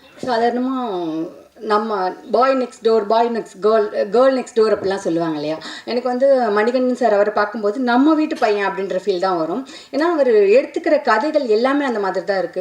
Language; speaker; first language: Tamil; native; Tamil